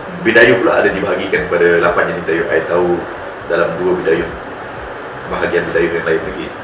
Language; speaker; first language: Malay; non-native, local second language; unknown